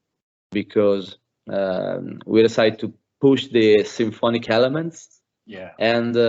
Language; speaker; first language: English; non-native, fluent; Italian